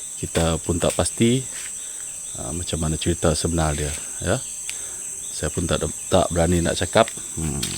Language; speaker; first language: Malay; non-native, local second language; Iban